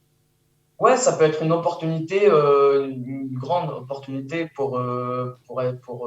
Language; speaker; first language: French; early bilingual, heritage; French